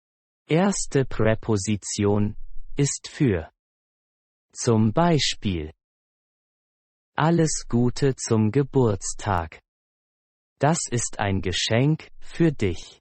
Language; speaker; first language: German; non-native, fluent; Persian